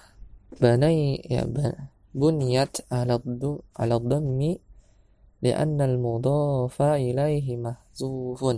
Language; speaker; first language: Arabic; non-native, fluent; Indonesian